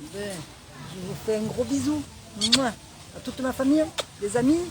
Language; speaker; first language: French; native; French